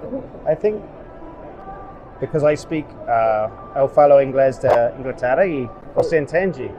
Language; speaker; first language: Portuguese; non-native, learner; English